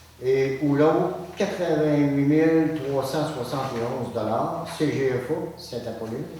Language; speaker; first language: French; native; French